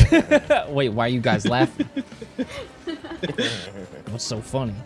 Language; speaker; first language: English; native; English